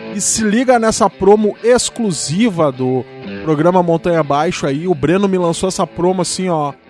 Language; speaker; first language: Portuguese; native; Portuguese